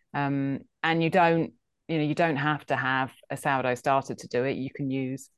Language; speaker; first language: English; native; English